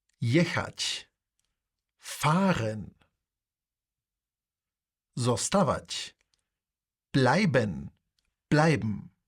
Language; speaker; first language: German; non-native, fluent; Polish